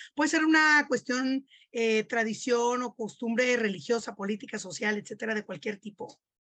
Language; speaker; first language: Spanish; native; Spanish